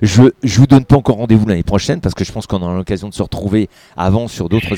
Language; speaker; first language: French; native; French